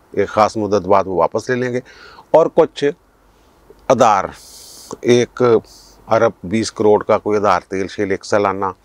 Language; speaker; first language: Urdu; non-native, local second language; Punjabi